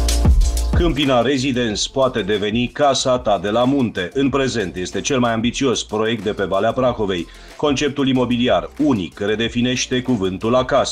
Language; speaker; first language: Romanian; native; Romanian